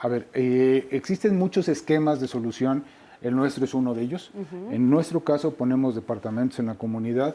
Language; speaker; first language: Spanish; native; Spanish